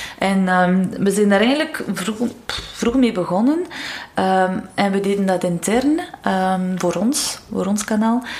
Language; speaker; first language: Dutch; non-native, local second language; French